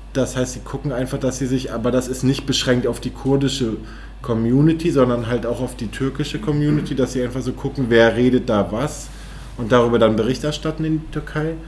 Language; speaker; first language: German; native; German